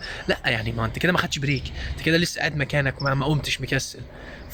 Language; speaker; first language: Arabic; native; Arabic